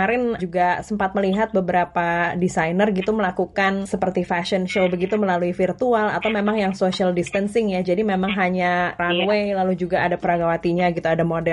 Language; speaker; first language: Indonesian; native; Indonesian